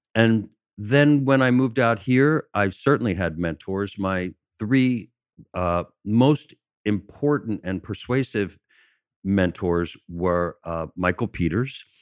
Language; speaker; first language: English; native; English